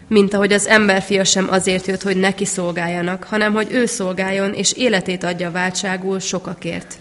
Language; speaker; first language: Hungarian; native; Hungarian